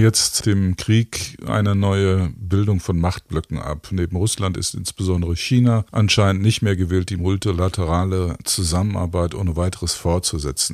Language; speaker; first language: German; native; German